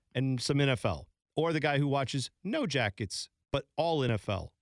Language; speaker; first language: English; native; English